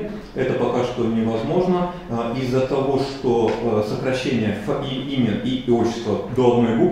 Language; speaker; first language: Russian; native; Russian